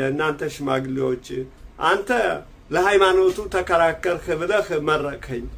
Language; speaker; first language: Amharic; native; Amharic